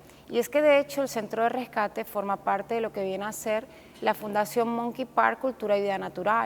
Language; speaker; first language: Spanish; native; Spanish